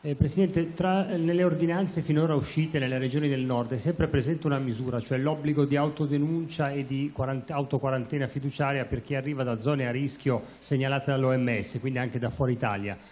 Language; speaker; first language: Italian; native; Italian